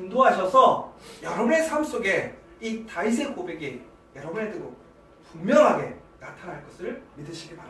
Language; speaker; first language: Korean; native; Korean